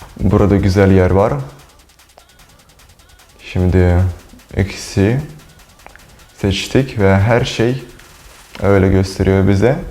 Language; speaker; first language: Turkish; non-native, learner; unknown